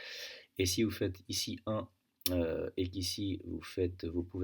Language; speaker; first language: French; native; French